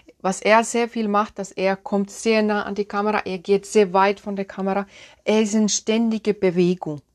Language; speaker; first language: German; non-native, fluent; Finnish